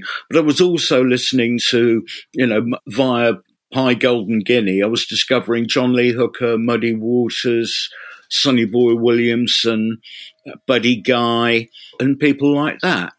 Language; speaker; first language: English; native; English